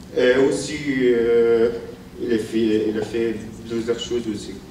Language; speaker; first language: French; non-native, learner; Arabic